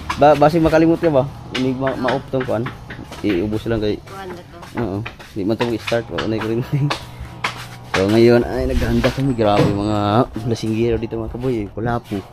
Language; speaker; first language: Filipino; non-native, local second language; Cebuano